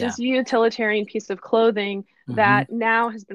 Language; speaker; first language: English; native; English